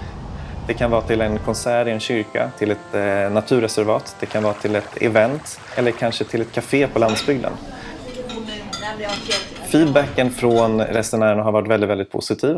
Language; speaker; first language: Swedish; native; Swedish